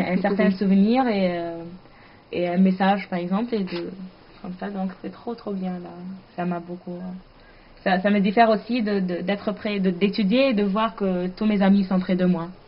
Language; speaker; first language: French; non-native, fluent; Arabic